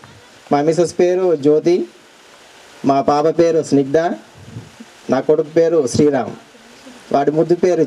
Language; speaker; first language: Telugu; native; Telugu